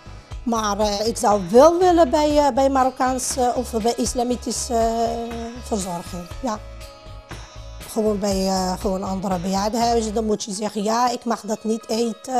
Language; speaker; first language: Dutch; non-native, fluent; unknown